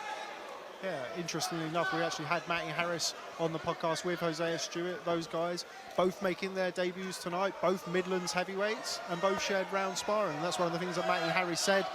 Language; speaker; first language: English; native; English